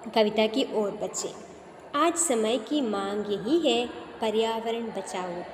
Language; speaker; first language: Hindi; non-native, local second language; Kannada